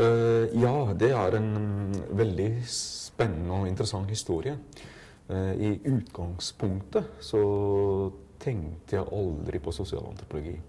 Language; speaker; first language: Norwegian; non-native, fluent; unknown